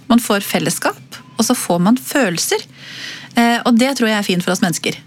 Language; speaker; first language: Norwegian; native; Norwegian